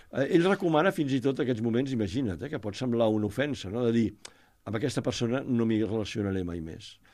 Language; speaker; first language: Catalan; native; Catalan